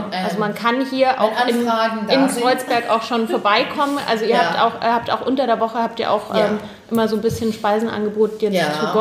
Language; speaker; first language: German; native; German